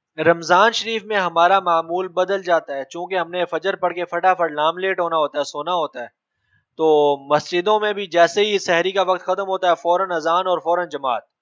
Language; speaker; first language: Urdu; native; Urdu